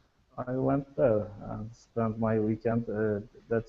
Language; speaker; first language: English; non-native, learner; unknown